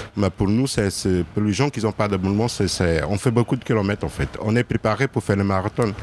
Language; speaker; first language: French; non-native, fluent; Portuguese